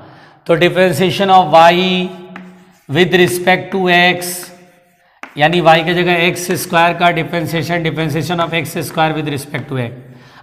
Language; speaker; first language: Hindi; native; Hindi